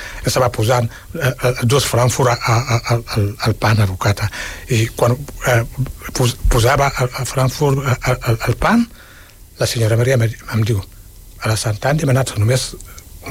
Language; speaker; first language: Catalan; non-native, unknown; Wolof